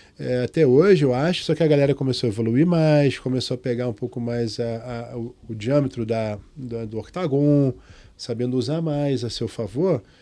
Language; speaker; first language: Portuguese; non-native, fluent; Arabic